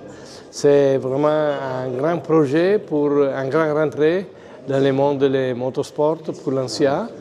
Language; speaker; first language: French; non-native, fluent; Italian